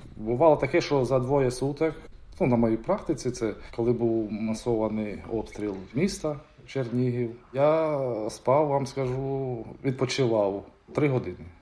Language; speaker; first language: Ukrainian; native; Ukrainian